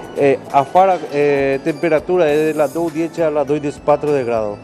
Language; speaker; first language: Romanian; non-native, learner; Spanish